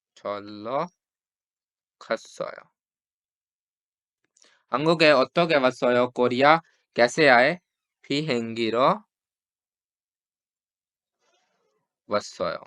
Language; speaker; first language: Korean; non-native, fluent; Urdu